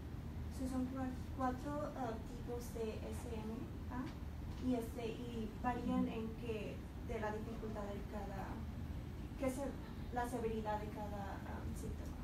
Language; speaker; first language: Spanish; early bilingual, heritage; Spanish